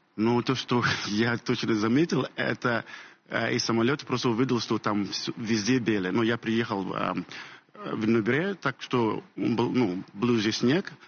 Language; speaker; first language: Russian; non-native, fluent; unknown